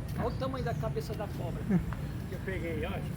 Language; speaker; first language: Portuguese; native; Portuguese